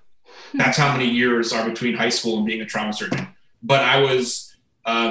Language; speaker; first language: English; native; English